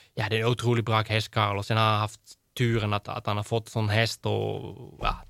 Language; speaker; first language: Swedish; non-native, fluent; Dutch